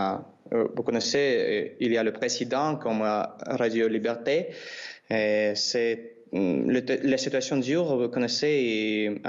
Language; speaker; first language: French; non-native, learner; Russian